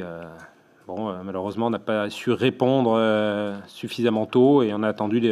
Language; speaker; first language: French; native; French